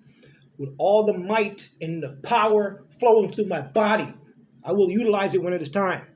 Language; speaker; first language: English; native; English